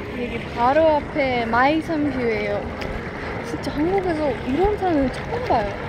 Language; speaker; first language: Korean; non-native, fluent; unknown